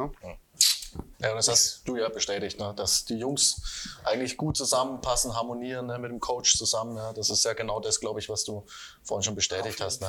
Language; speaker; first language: German; native; German